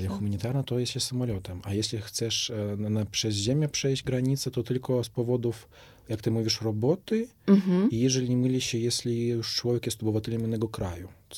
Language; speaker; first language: Polish; non-native, fluent; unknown